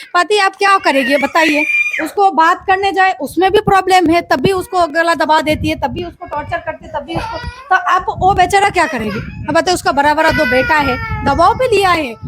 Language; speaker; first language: Hindi; non-native, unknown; Bangla